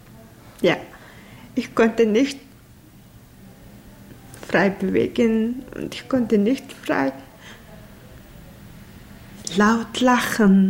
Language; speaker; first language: German; non-native, learner; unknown